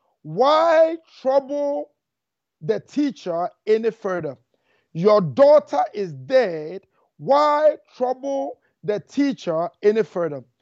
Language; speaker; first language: English; non-native, local second language; Akan